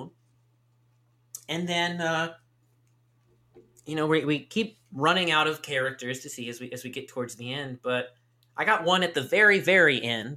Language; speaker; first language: English; native; English